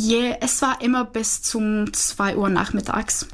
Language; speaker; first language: German; non-native, fluent; Czech